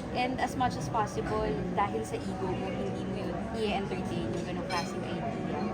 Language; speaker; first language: Filipino; native; Filipino